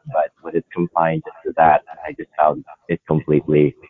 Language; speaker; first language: English; non-native, local second language; Filipino